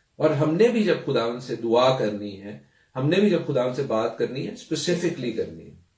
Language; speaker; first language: Urdu; non-native, local second language; Punjabi